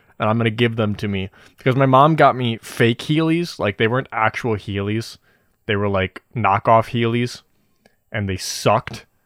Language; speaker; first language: English; native; English